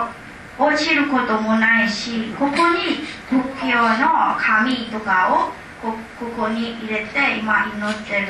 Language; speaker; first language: Japanese; non-native, learner; Burmese